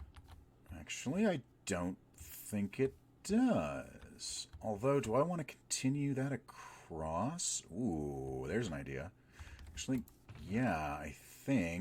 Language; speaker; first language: English; native; English